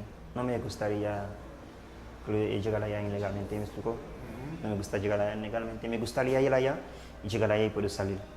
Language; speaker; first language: Spanish; non-native, learner; Haitian Creole